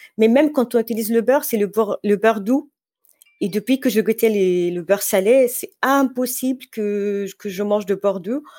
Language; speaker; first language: French; non-native, fluent; Arabic